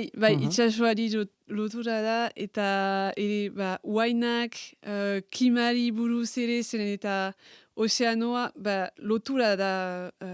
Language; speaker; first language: Basque; non-native, local second language; French